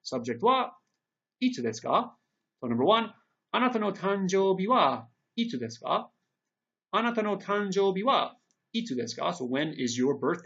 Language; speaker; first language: Japanese; non-native, fluent; English